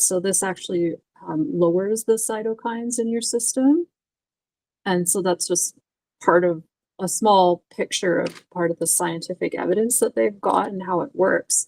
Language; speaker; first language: English; native; English